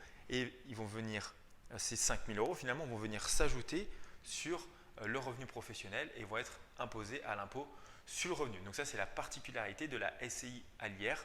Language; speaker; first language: French; native; French